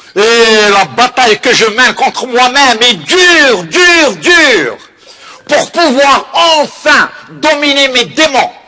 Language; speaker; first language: French; non-native, local second language; Kabyle